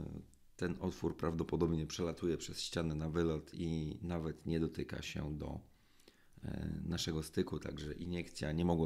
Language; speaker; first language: Polish; native; Polish